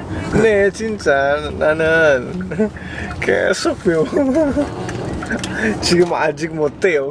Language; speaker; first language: Korean; non-native, learner; Indonesian